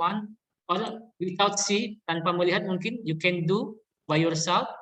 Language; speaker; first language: English; non-native, learner; Indonesian